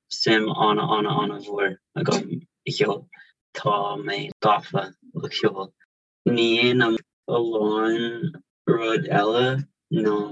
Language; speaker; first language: Irish; non-native, local second language; English